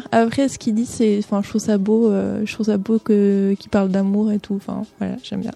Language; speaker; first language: French; native; French